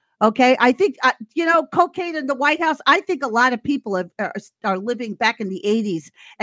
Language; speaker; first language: English; native; English